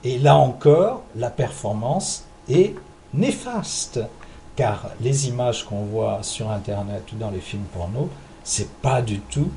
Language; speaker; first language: French; native; French